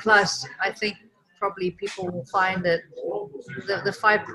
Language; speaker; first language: English; non-native, fluent; Danish